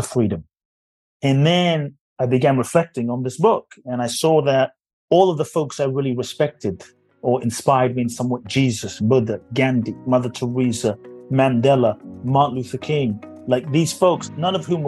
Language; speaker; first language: English; native; English